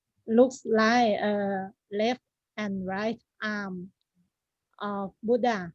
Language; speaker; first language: English; non-native, learner; Thai